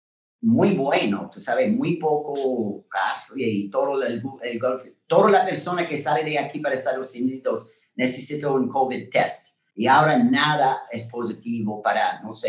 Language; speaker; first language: Spanish; non-native, learner; French